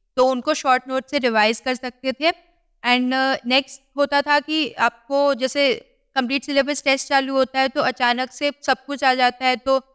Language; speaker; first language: Hindi; native; Hindi